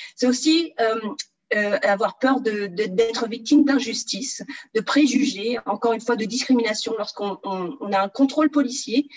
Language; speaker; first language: French; early bilingual, other home language; Portuguese